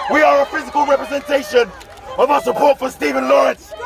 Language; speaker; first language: English; native; English